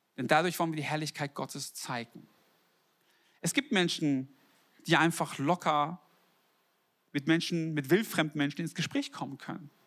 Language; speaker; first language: German; early bilingual, other home language; Korean